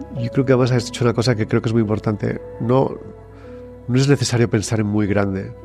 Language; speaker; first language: Spanish; native; Spanish